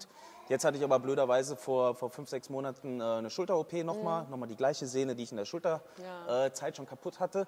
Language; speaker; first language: German; native; German